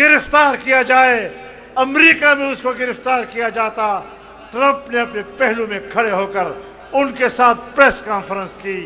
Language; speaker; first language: Urdu; non-native, local second language; Pashto